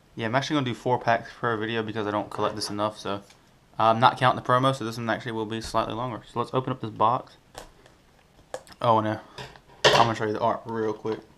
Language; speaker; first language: English; native; English